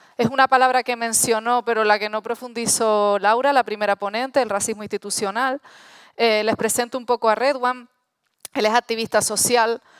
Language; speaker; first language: Spanish; native; Spanish